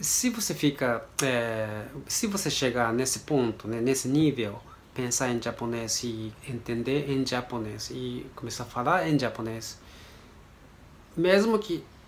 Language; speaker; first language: Portuguese; non-native, learner; Japanese